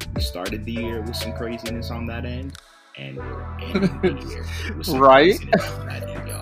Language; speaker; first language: English; native; English